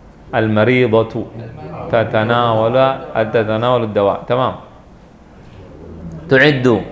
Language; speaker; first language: Arabic; non-native, fluent; Indonesian